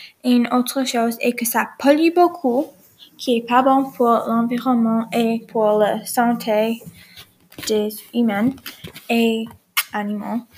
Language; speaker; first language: French; non-native, learner; English